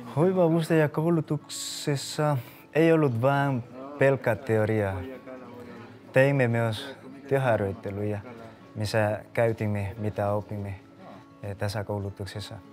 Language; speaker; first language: Finnish; non-native, learner; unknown